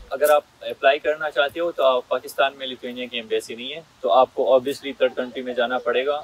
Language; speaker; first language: Hindi; non-native, local second language; Pashto